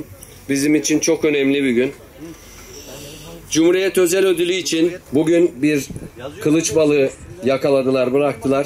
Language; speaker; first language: Turkish; native; Turkish